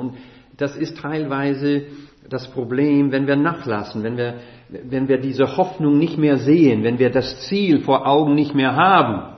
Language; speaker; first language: German; non-native, fluent; English